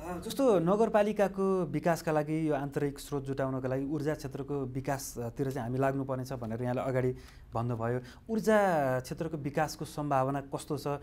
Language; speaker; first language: Nepali; native; Nepali